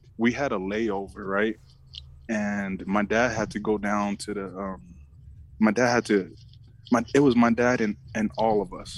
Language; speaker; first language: English; early bilingual, other home language; Samoan